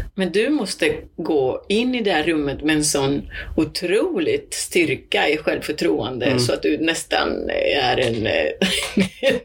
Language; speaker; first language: Swedish; non-native, fluent; Spanish